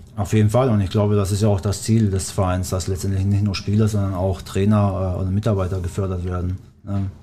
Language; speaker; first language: German; early bilingual, other home language; Albanian